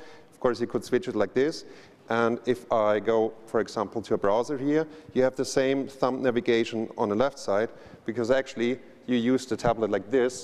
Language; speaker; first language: English; non-native, fluent; German